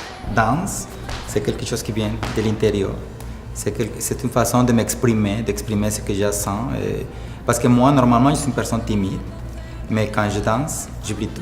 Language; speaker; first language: French; non-native, fluent; Spanish